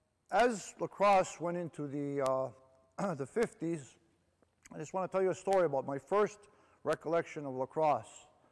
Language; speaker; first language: English; native; English